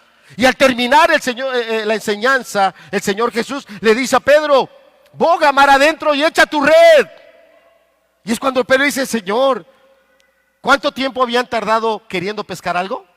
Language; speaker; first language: Spanish; native; Spanish